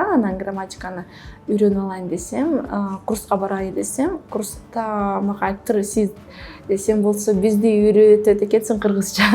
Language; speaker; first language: Kyrgyz; non-native, fluent; Russian